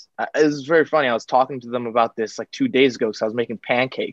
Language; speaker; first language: English; non-native, fluent; Chinese